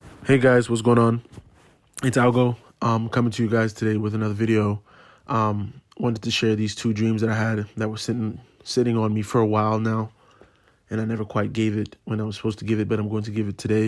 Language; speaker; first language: English; native; English